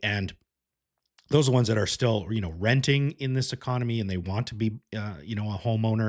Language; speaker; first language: English; native; English